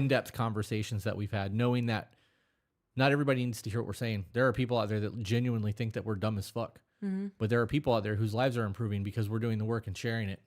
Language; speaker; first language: English; native; English